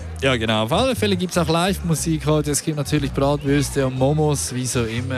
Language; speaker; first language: German; native; German